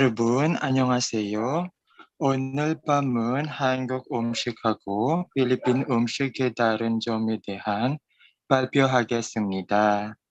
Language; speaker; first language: Korean; non-native, learner; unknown